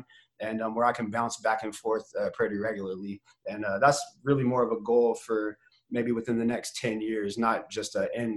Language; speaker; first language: English; native; English